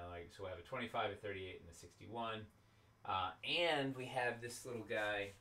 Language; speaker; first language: English; native; English